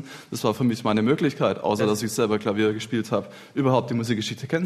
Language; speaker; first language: German; native; German